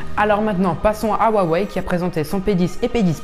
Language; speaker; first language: French; native; French